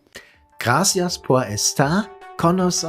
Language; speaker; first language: Spanish; non-native, fluent; German